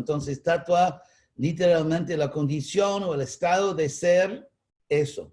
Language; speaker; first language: Spanish; non-native, fluent; English